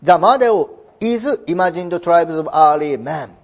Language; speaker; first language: English; non-native, fluent; Japanese